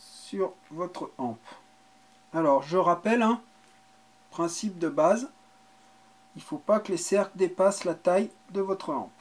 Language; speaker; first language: French; native; French